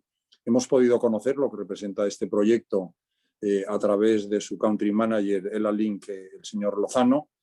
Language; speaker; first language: Spanish; native; Spanish